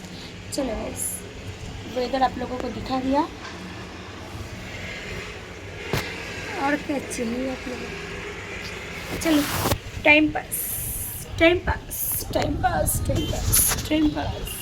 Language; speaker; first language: Hindi; non-native, local second language; Bangla